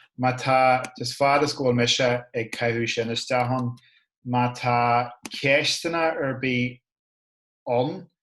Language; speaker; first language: Irish; non-native, local second language; English